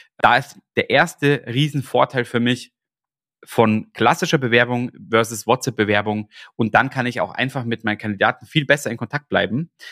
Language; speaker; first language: German; native; German